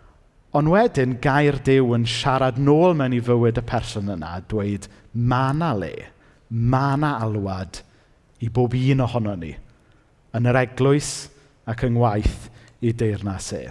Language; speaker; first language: Welsh; native; Welsh